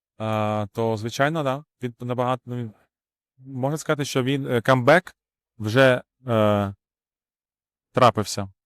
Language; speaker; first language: Ukrainian; non-native, local second language; Russian